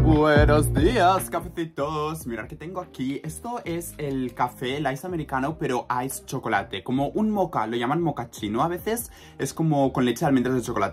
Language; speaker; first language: Spanish; native; Spanish